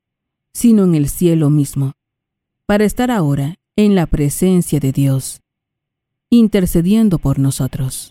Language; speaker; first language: Spanish; native; Spanish